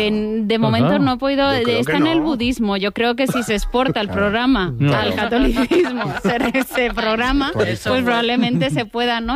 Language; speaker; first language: Spanish; native; Spanish